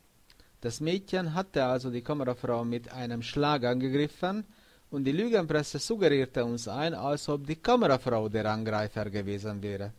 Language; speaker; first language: German; non-native, fluent; Hungarian